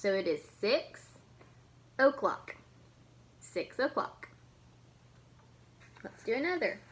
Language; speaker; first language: English; native; English